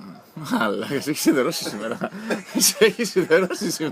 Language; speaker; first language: Greek; native; Greek